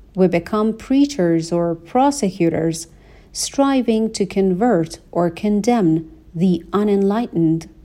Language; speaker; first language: English; non-native, fluent; Persian